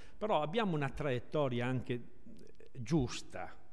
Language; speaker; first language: Italian; native; Italian